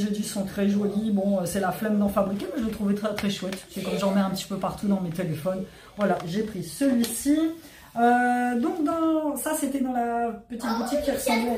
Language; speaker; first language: French; native; French